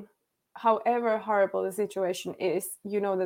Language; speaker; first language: English; non-native, fluent; Finnish